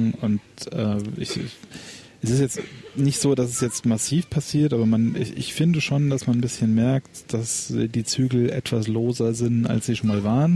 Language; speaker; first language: German; native; German